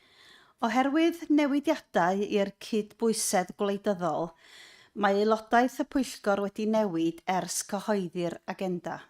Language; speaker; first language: Welsh; native; Welsh